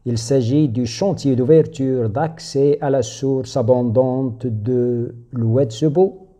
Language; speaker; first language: French; non-native, local second language; Arabic